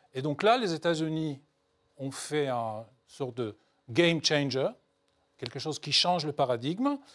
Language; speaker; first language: French; non-native, fluent; Hebrew